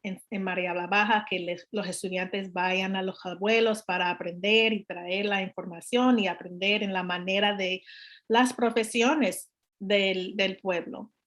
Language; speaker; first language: Spanish; non-native, learner; English